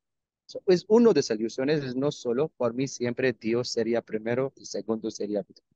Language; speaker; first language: Spanish; non-native, learner; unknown